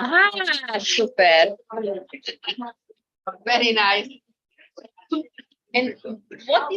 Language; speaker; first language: English; non-native, learner; Slovak